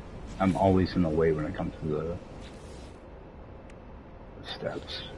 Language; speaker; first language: English; native; English